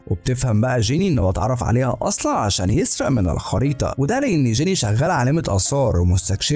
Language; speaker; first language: Arabic; native; Arabic